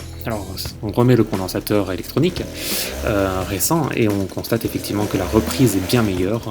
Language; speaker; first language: French; native; French